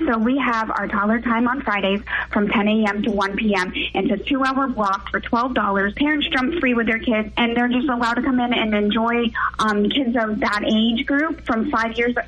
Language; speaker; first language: English; native; English